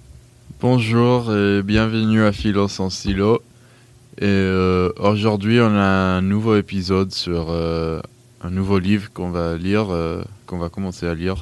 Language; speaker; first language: French; non-native, fluent; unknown